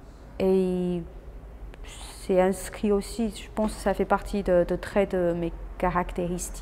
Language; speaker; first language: French; non-native, fluent; Chinese